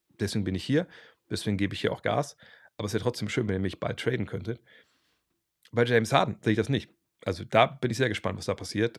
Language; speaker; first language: German; native; German